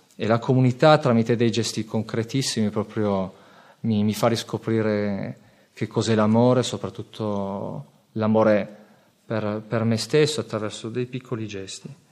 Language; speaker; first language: Italian; native; Italian